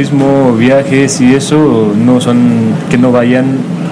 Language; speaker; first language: Spanish; non-native, learner; Nepali